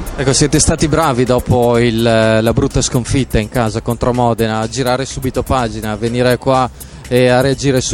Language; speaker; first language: Italian; native; Italian